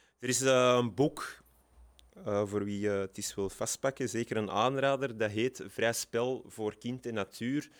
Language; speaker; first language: Dutch; native; Dutch